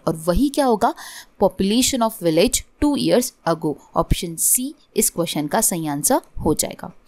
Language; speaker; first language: Hindi; non-native, local second language; Marathi